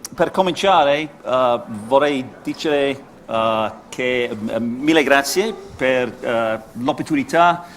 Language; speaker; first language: Italian; non-native, learner; English